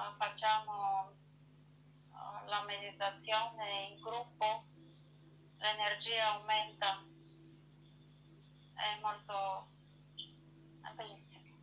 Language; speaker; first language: Italian; non-native, fluent; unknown